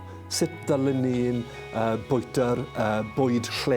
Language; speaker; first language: Welsh; non-native, local second language; English